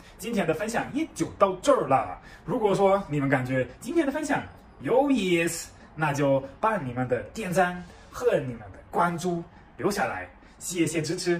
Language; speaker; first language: Chinese; non-native, fluent; German